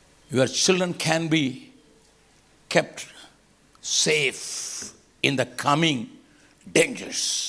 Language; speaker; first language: English; non-native, local second language; Tamil